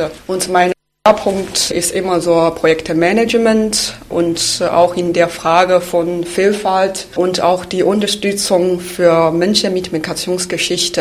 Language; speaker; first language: German; non-native, fluent; Chinese